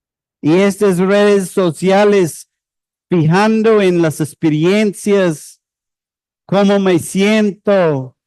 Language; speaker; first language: Spanish; non-native, fluent; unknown